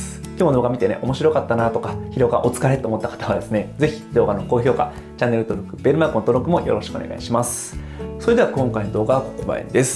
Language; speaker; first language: Japanese; native; Japanese